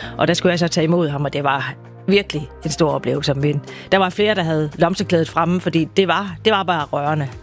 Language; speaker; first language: Danish; native; Danish